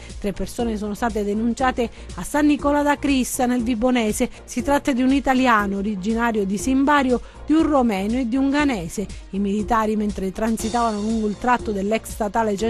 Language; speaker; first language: Italian; native; Italian